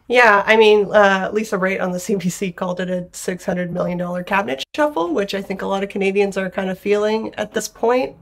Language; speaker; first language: English; native; English